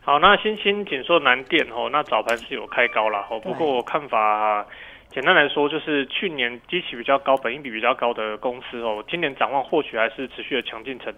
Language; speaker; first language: Chinese; native; Chinese